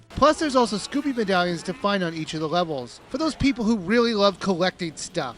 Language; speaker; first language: English; native; English